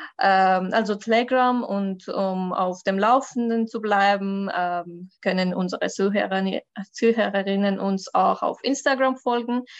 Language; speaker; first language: German; non-native, learner; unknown